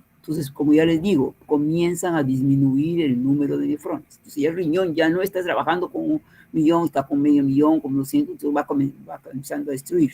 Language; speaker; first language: Spanish; native; Spanish